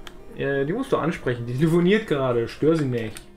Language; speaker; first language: German; native; German